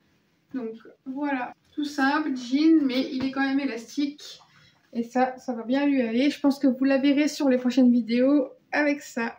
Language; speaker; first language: French; native; French